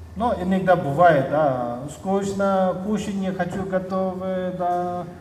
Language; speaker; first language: Russian; non-native, learner; English